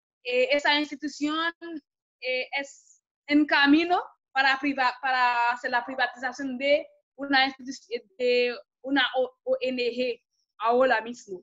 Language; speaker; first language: Spanish; non-native, fluent; Haitian Creole